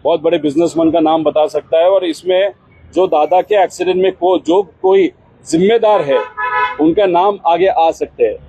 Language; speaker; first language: Hindi; non-native, local second language; Marathi